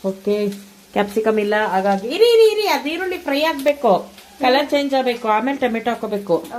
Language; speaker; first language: Kannada; native; Kannada